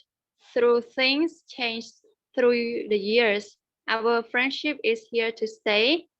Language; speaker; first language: English; non-native, learner; Khmer